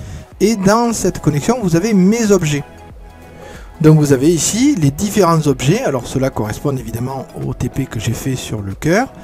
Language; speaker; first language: French; native; French